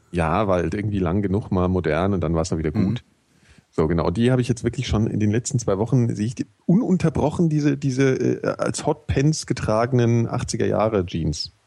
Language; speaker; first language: German; native; German